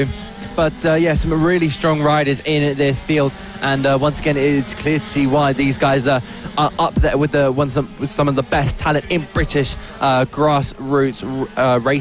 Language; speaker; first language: English; native; English